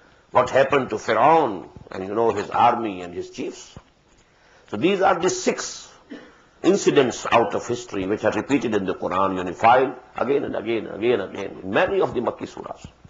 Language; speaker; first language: English; non-native, local second language; Urdu